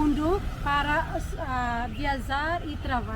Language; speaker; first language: Portuguese; non-native, learner; Tetum